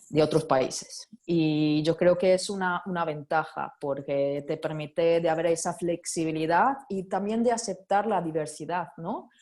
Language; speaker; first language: Spanish; non-native, fluent; Italian